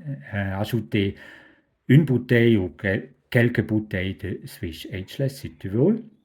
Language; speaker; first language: French; non-native, fluent; German